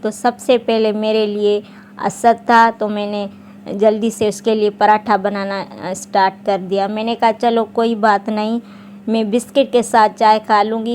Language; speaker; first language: Urdu; non-native, local second language; Sindhi